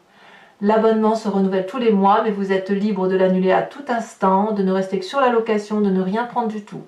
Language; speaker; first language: French; native; French